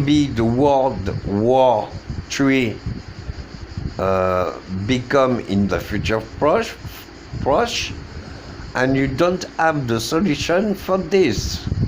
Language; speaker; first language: English; non-native, learner; French